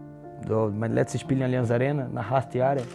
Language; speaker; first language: German; non-native, learner; Portuguese